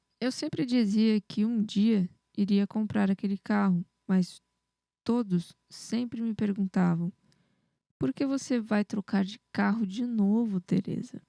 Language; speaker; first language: Portuguese; native; Portuguese